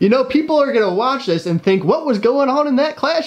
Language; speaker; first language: English; native; English